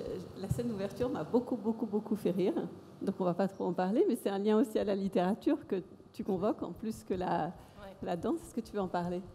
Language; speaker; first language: French; native; French